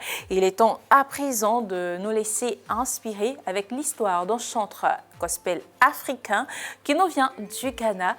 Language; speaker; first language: French; native; French